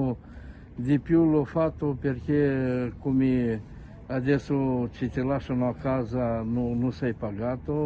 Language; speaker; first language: Italian; non-native, learner; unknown